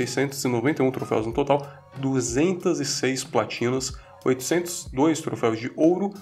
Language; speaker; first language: Portuguese; native; Portuguese